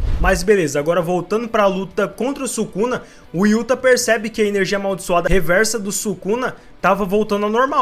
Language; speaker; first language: Portuguese; native; Portuguese